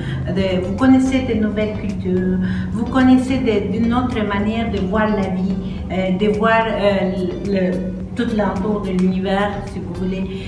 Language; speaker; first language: French; non-native, fluent; Spanish